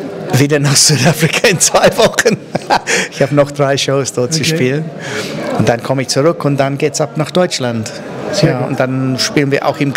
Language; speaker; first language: German; non-native, fluent; English